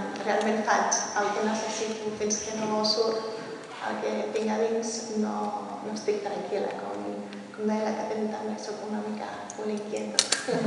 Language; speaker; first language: Catalan; early bilingual, heritage; Catalan